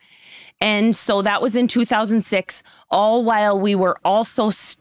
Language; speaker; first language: English; native; English